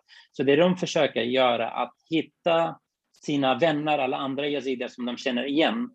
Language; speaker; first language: Swedish; non-native, fluent; Kurdish